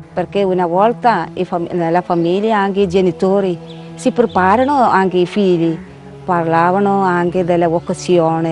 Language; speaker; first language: Italian; non-native, learner; Malayalam